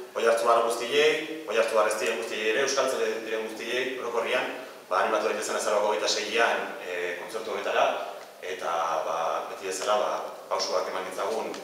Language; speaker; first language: Basque; native; Basque